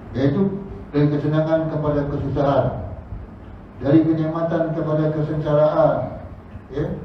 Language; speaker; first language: Malay; native; Malay